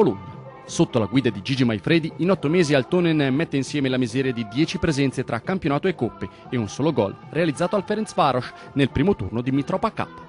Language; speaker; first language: Italian; native; Italian